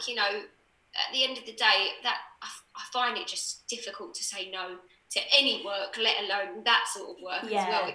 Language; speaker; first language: English; native; English